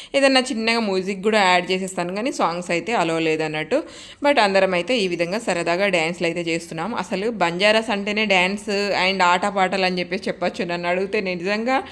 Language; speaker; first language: Telugu; non-native, local second language; Lambadi